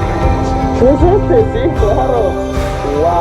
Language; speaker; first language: Spanish; non-native, fluent; English